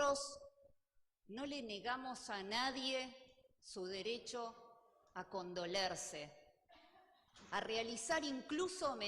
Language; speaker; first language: Spanish; native; Spanish